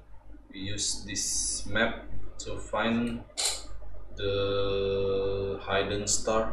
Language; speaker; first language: English; non-native, learner; Indonesian